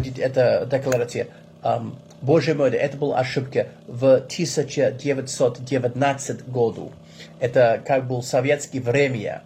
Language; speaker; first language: Russian; non-native, learner; English